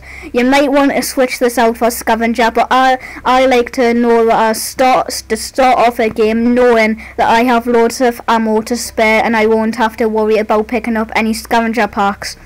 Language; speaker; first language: English; native; English